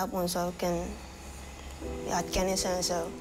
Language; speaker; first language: Dutch; early bilingual, other home language; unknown